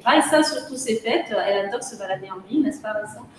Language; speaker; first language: French; native; French